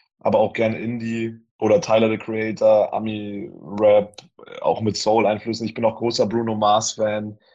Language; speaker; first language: German; native; German